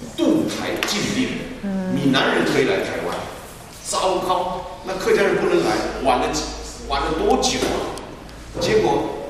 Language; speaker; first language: Chinese; native; Chinese